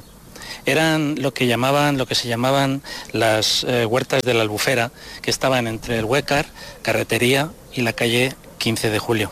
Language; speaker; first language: Spanish; native; Spanish